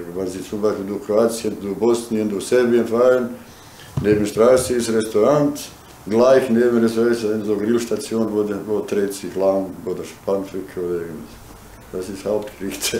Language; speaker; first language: German; non-native, learner; Bosnian